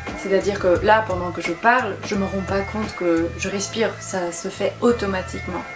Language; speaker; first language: French; non-native, fluent; German